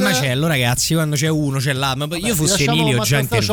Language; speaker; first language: Italian; native; Italian